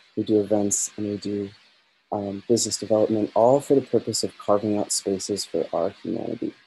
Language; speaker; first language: English; native; English